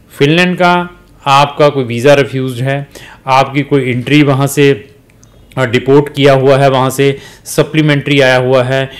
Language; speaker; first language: Hindi; native; Hindi